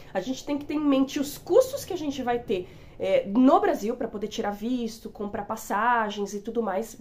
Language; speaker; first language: Portuguese; native; Portuguese